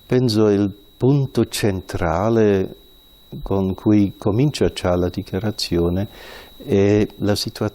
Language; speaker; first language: Italian; non-native, fluent; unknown